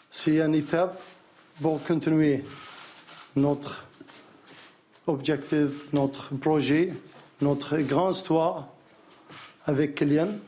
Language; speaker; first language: French; non-native, learner; Arabic